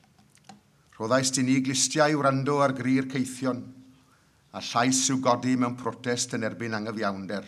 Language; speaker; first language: Welsh; native; Welsh